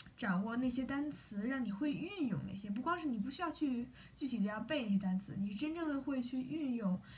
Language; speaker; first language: Chinese; early bilingual, heritage; Chinese